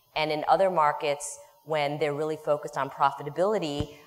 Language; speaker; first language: English; native; English